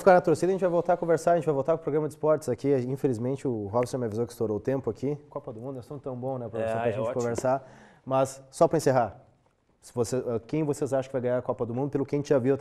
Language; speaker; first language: Portuguese; native; Portuguese